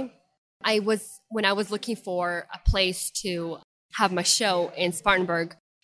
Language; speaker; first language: English; non-native, fluent; Russian